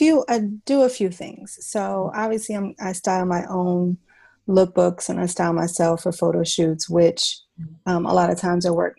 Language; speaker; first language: English; native; English